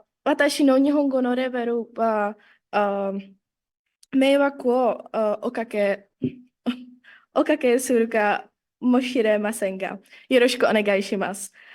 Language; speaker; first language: Japanese; non-native, learner; Czech